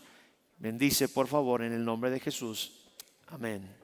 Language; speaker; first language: Spanish; native; Spanish